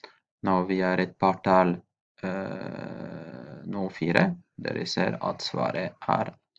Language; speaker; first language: Norwegian; non-native, fluent; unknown